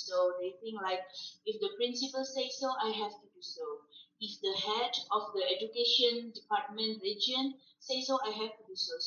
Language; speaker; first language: English; non-native, fluent; Malay